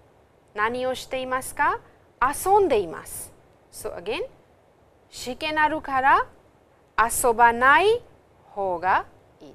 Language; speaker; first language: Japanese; non-native, fluent; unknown